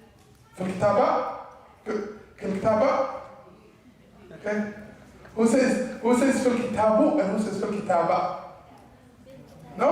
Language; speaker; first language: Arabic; non-native, fluent; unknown